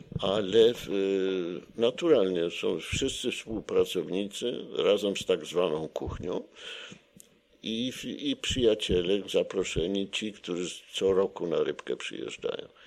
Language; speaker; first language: Polish; native; Polish